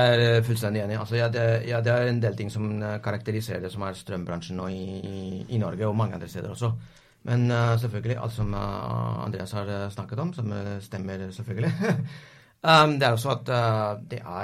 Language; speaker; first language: Norwegian; non-native, fluent; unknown